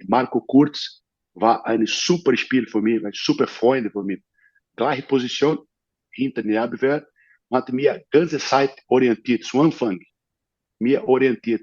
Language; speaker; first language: German; non-native, fluent; Portuguese